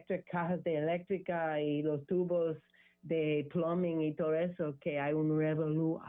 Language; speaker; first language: Spanish; non-native, learner; English